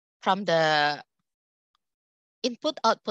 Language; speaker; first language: English; non-native, local second language; Indonesian